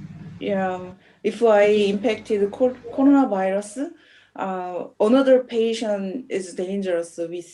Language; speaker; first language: English; non-native, learner; Korean